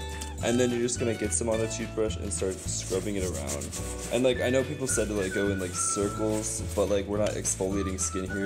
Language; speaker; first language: English; native; English